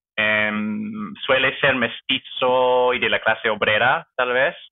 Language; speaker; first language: Spanish; non-native, fluent; English